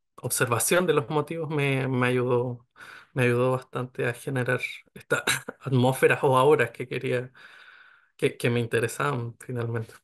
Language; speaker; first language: Spanish; native; Spanish